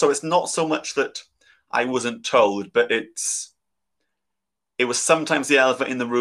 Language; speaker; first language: English; native; English